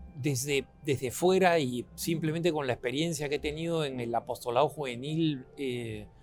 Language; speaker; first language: Spanish; native; Spanish